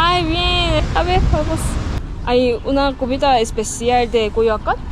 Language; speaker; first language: Spanish; non-native, learner; Korean